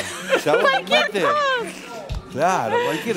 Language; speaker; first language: Spanish; native; Spanish